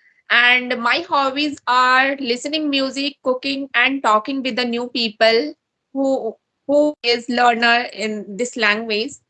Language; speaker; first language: English; non-native, learner; Hindi